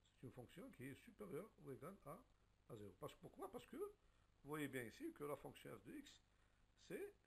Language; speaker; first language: French; non-native, local second language; Arabic